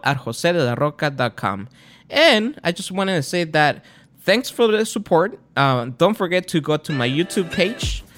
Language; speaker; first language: English; non-native, fluent; Spanish